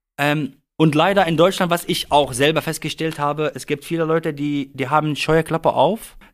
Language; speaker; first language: German; non-native, fluent; Arabic